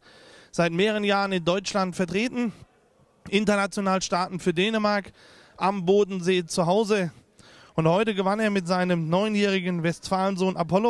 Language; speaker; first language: German; native; German